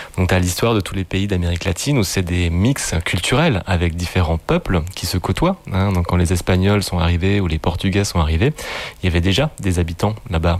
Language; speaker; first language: French; native; French